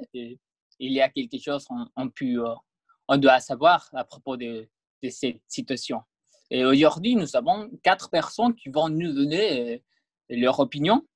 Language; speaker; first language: French; non-native, learner; Spanish